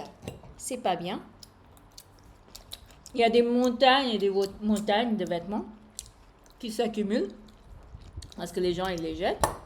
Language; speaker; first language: French; non-native, fluent; English